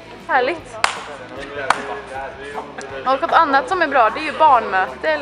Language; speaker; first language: Swedish; native; Swedish